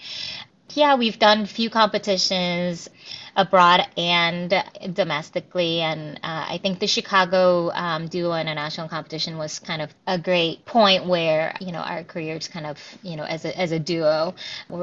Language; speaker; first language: English; native; English